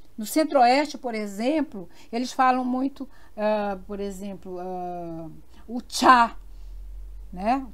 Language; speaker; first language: Portuguese; native; Portuguese